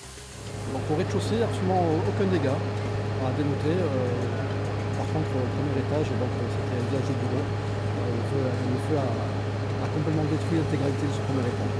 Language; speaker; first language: French; native; French